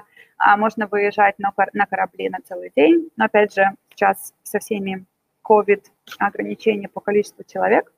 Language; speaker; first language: Russian; native; Russian